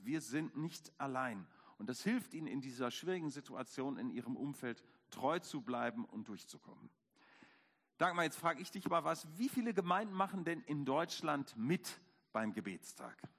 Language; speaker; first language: German; native; German